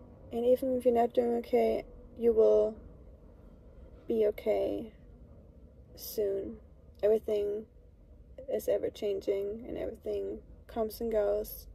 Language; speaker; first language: English; non-native, fluent; German